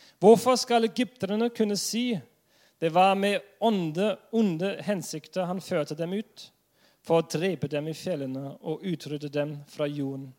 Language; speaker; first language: Norwegian; non-native, fluent; English